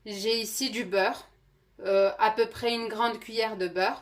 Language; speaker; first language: French; non-native, local second language; Arabic